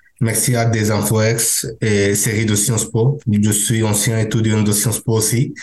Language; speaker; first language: French; non-native, learner; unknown